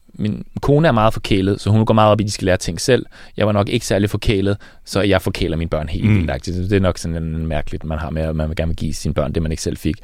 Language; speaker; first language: Danish; native; Danish